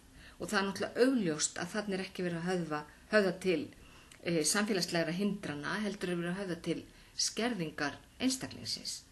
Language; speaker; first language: Icelandic; native; Icelandic